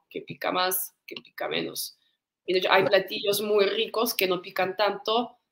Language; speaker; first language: Spanish; non-native, fluent; Russian